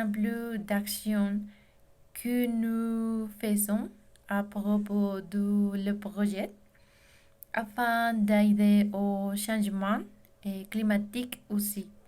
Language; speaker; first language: French; non-native, learner; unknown